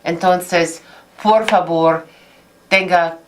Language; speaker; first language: Spanish; non-native, learner; English